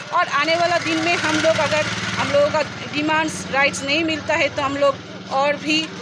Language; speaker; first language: Hindi; non-native, local second language; Bangla